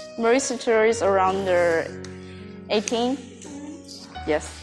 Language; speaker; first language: English; non-native, learner; Chinese